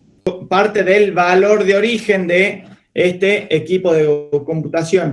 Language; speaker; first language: Spanish; native; Spanish